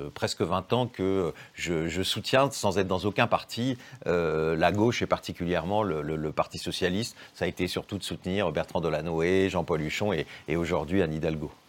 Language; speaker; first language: French; native; French